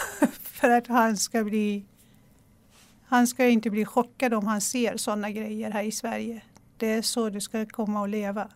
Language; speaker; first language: Swedish; non-native, local second language; Persian